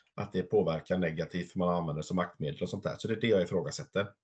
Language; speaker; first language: Swedish; native; Swedish